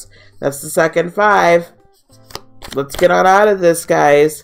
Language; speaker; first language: English; native; English